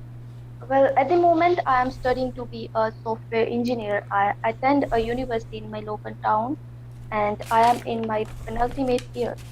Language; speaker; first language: English; non-native, learner; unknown